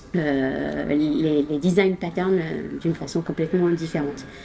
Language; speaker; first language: French; non-native, local second language; Arabic